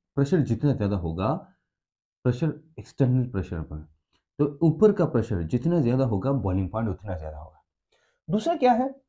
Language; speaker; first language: Urdu; non-native, local second language; Pashto